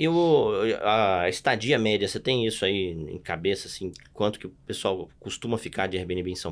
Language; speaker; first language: Portuguese; native; Portuguese